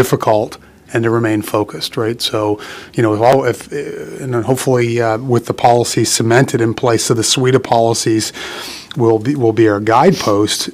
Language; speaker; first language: English; native; English